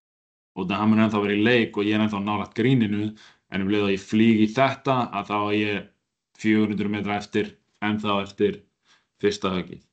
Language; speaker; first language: Icelandic; native; Icelandic